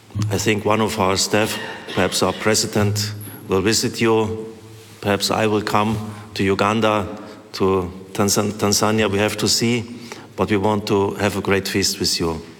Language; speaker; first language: English; non-native, fluent; German